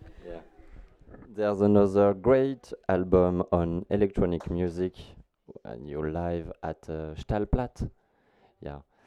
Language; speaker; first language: English; non-native, fluent; French